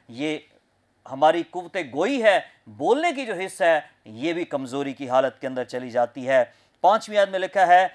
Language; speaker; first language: Urdu; non-native, local second language; Punjabi